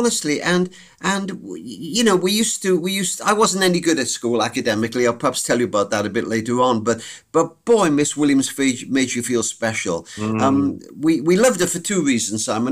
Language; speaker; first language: English; native; English